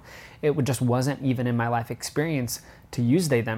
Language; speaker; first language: English; native; English